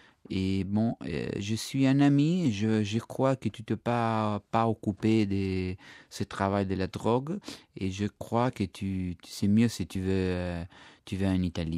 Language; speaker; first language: French; non-native, learner; Italian